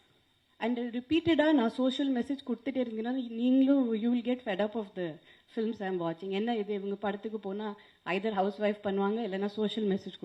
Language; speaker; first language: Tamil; non-native, local second language; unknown